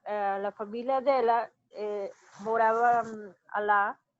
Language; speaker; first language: Portuguese; non-native, learner; Spanish